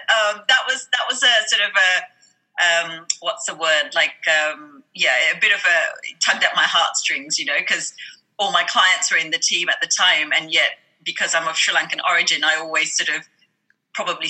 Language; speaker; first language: English; native; English